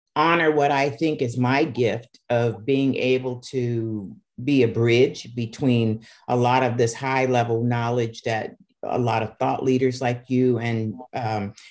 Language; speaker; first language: English; native; English